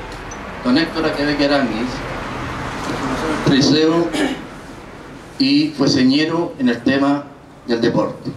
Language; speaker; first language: Spanish; native; Spanish